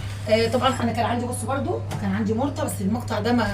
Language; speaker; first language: Arabic; native; Arabic